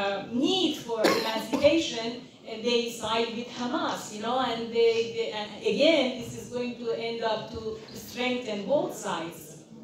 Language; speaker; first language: English; non-native, fluent; Persian